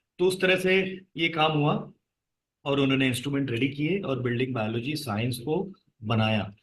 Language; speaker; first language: Hindi; native; Hindi